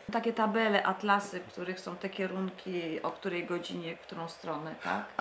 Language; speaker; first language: Polish; native; Polish